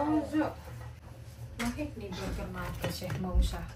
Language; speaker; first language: Dutch; non-native, learner; Indonesian